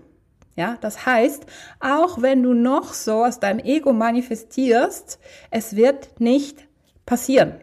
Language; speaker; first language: German; native; German